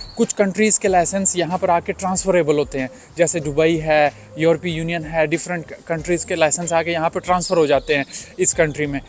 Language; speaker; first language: Urdu; non-native, local second language; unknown